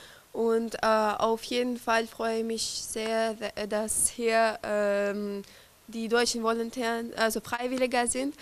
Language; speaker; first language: German; non-native, local second language; Ukrainian